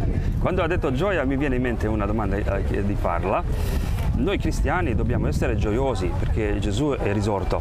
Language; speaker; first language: Italian; non-native, fluent; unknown